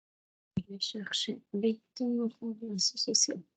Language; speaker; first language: French; non-native, learner; Spanish